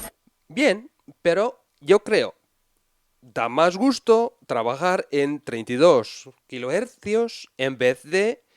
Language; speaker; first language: Spanish; non-native, fluent; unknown